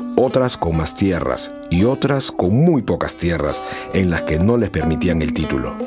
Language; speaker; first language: Spanish; non-native, local second language; Quechua